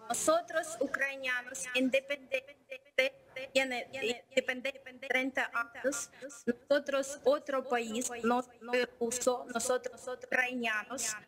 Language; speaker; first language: Spanish; non-native, learner; Ukrainian